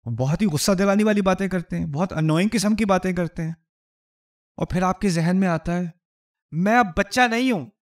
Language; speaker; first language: Urdu; native; Urdu